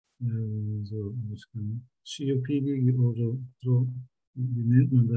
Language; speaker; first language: German; non-native, learner; Turkish